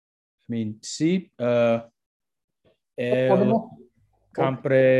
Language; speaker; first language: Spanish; non-native, learner; English